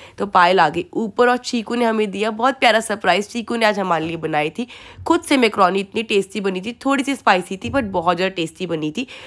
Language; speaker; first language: Hindi; native; Hindi